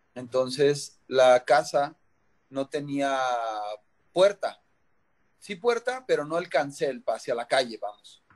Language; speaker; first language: Spanish; native; Spanish